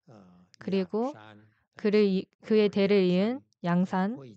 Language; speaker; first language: Korean; native; Korean